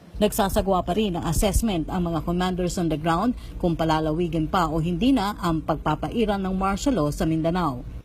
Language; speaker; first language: Filipino; native; Filipino